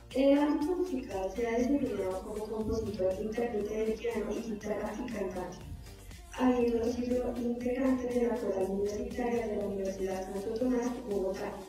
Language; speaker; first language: Spanish; native; Spanish